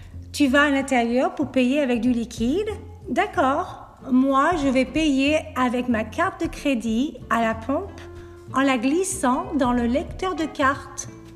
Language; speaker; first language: French; native; French